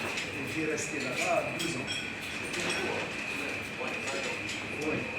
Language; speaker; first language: French; non-native, local second language; Arabic